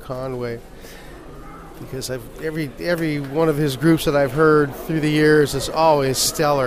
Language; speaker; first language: English; native; English